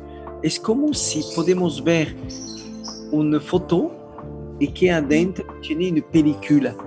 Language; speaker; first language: Spanish; non-native, learner; French